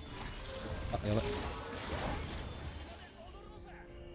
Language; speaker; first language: Japanese; native; Japanese